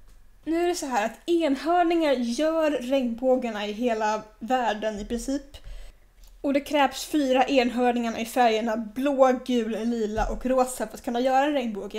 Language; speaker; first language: Swedish; native; Swedish